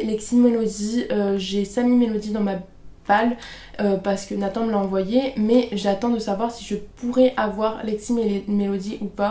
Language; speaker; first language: French; native; French